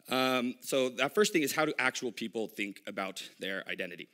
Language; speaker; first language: English; native; English